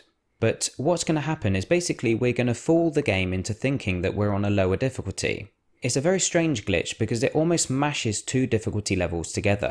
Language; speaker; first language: English; native; English